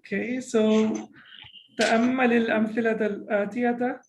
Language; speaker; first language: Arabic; non-native, fluent; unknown